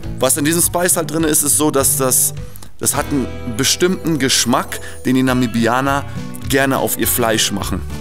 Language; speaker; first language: German; native; German